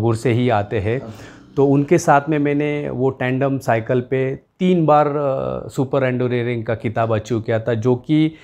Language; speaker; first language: Hindi; non-native, local second language; Marathi